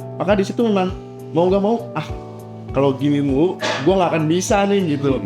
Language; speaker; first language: Indonesian; native; Indonesian